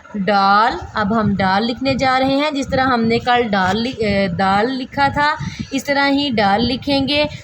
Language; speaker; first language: Urdu; non-native, local second language; Punjabi